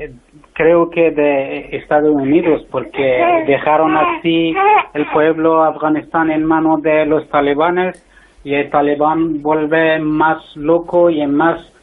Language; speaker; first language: Spanish; non-native, learner; Persian